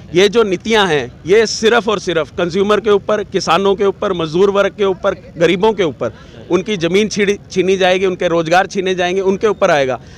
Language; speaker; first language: Hindi; native; Hindi